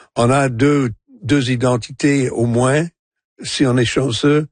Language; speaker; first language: French; non-native, local second language; English